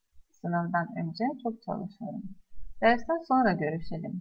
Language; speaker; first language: Turkish; non-native, fluent; Russian